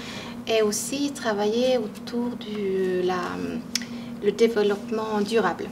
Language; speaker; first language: French; non-native, fluent; Swedish